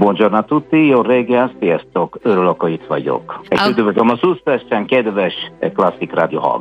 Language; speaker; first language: Hungarian; non-native, fluent; Italian